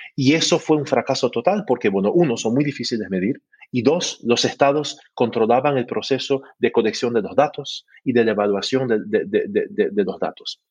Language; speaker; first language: Spanish; non-native, fluent; English